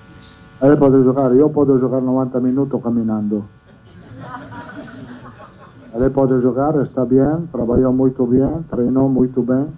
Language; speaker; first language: Portuguese; non-native, fluent; Italian